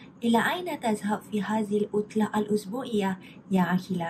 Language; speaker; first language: Arabic; non-native, learner; Malay